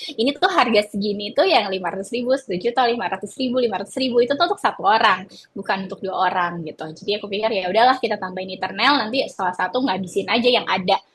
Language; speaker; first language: Indonesian; native; Indonesian